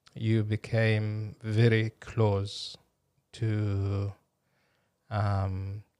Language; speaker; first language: English; non-native, fluent; Arabic